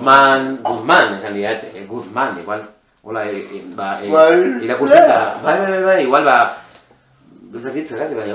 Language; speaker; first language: Basque; non-native, local second language; Spanish